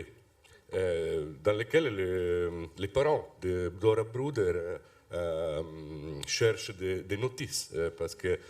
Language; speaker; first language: French; non-native, fluent; Italian